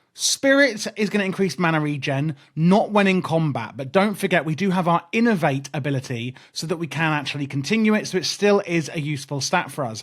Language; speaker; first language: English; native; English